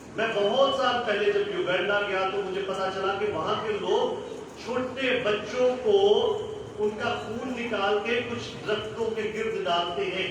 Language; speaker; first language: Urdu; non-native, local second language; Punjabi